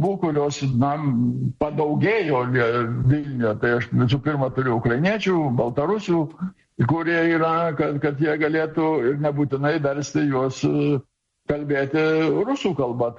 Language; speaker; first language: Lithuanian; native; Lithuanian